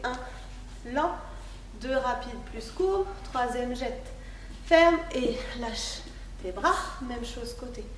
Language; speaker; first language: French; native; French